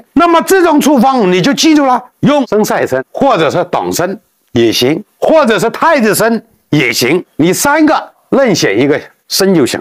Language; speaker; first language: Chinese; native; Chinese